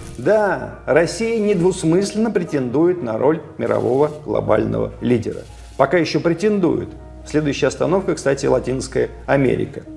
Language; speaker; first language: Russian; native; Russian